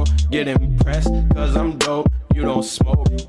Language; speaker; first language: English; native; English